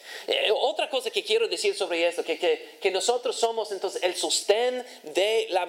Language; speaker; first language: Spanish; non-native, fluent; English